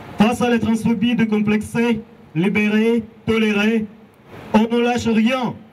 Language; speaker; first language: French; non-native, learner; Russian